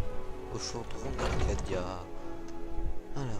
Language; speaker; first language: French; native; French